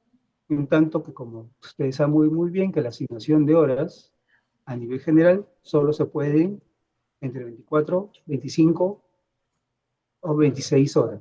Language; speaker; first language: Spanish; native; Spanish